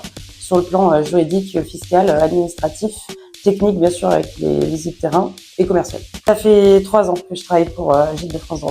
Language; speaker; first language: French; native; French